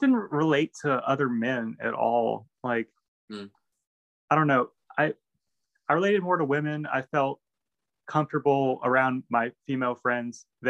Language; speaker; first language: English; native; English